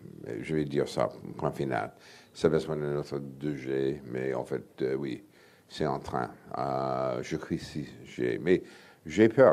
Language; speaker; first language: French; non-native, fluent; English